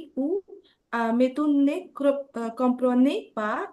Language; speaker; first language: French; non-native, learner; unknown